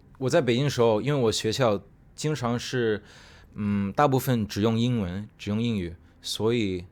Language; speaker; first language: Chinese; non-native, fluent; Cantonese